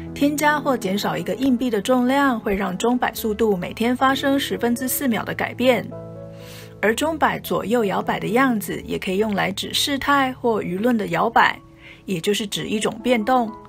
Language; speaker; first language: Chinese; native; Chinese